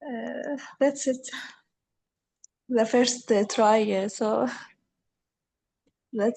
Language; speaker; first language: English; non-native, learner; Arabic